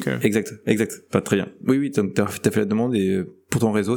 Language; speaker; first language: French; native; French